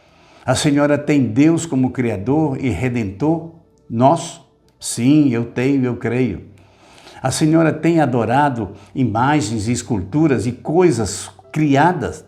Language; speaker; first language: Portuguese; native; Portuguese